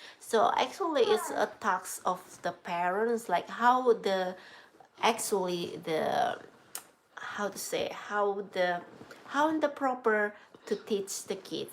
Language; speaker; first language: English; non-native, learner; Indonesian